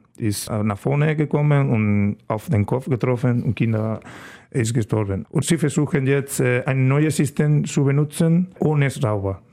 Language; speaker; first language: German; non-native, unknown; Spanish